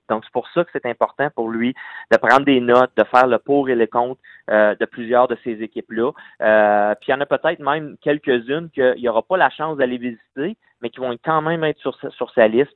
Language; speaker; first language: French; native; French